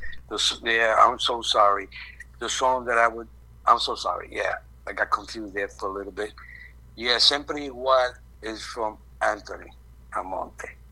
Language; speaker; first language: English; native; English